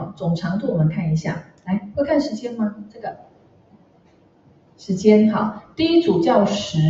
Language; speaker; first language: Chinese; native; Chinese